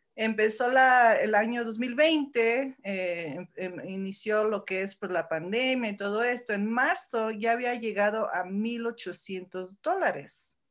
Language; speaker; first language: Spanish; early bilingual, heritage; Spanish